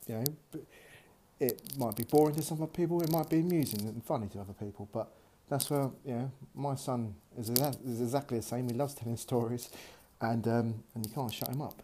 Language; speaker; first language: English; native; English